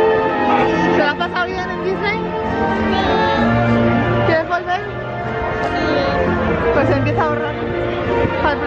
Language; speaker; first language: Spanish; native; Spanish